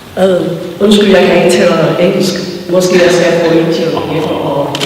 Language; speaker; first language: Danish; non-native, fluent; Chinese